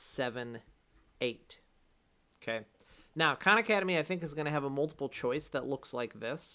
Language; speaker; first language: English; native; English